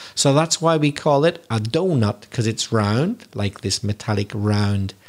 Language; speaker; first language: English; native; English